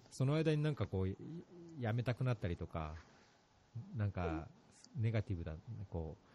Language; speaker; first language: Japanese; native; Japanese